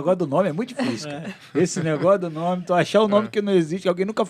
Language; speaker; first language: Portuguese; native; Portuguese